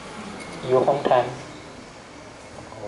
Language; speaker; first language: English; non-native, learner; Chinese